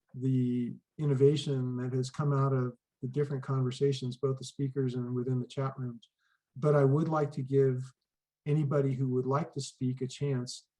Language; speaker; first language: English; native; English